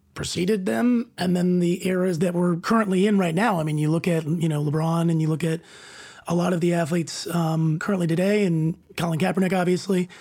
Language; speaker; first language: English; native; English